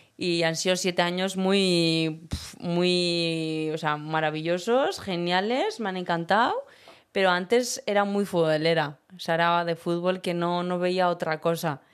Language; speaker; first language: Spanish; early bilingual, other home language; Berber languages